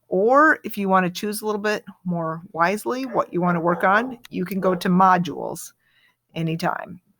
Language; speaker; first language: English; native; English